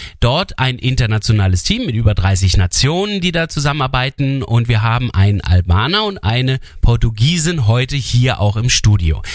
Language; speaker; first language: German; native; German